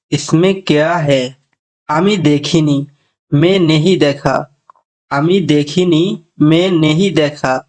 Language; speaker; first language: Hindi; non-native, fluent; Bangla